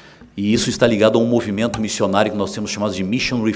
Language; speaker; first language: Portuguese; native; Portuguese